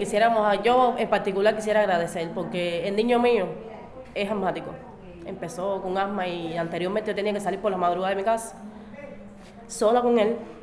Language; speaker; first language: Spanish; native; Spanish